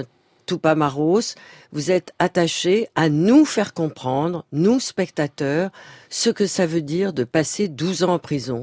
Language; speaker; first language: French; native; French